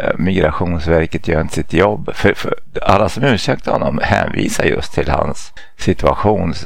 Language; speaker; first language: Swedish; early bilingual, other home language; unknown